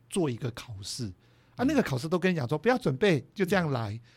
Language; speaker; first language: Chinese; native; Chinese